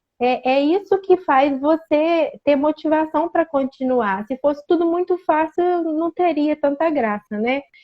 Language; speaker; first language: Portuguese; native; Portuguese